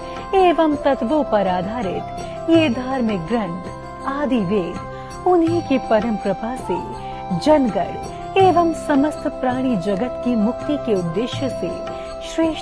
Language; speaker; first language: Hindi; native; Hindi